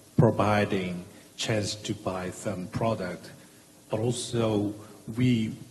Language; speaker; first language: English; non-native, fluent; Korean